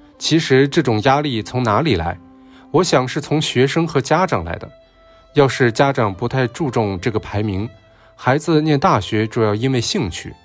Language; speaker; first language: Chinese; non-native, local second language; Cantonese